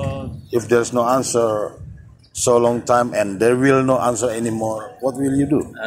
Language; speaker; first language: English; non-native, learner; Indonesian